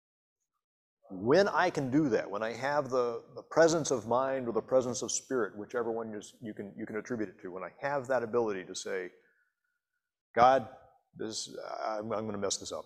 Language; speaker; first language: English; native; English